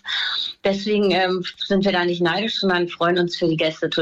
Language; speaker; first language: German; native; German